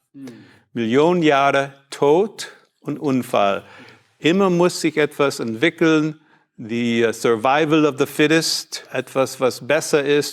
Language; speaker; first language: German; non-native, learner; English